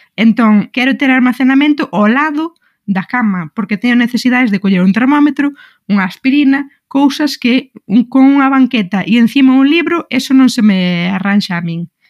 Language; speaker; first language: Galician; non-native, local second language; Spanish